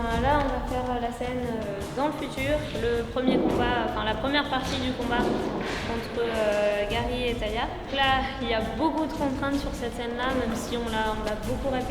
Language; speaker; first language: French; native; French